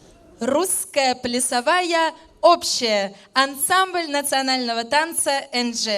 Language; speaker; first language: Russian; native; Russian